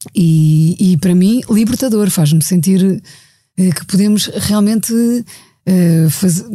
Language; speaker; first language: Portuguese; native; Portuguese